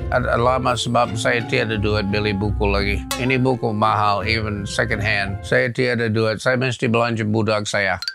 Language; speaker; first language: Malay; non-native, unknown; English